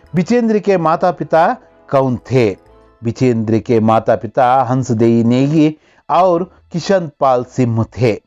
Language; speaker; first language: Hindi; non-native, local second language; Kannada